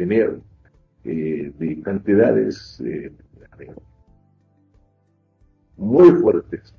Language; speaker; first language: Spanish; non-native, fluent; Arabic